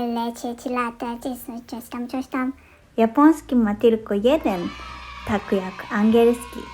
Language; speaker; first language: Polish; non-native, fluent; Japanese